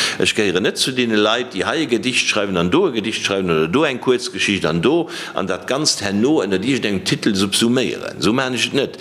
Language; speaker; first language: Luxembourgish; native; Luxembourgish